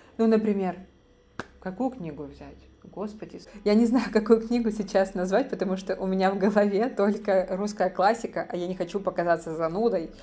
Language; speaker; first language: Russian; native; Russian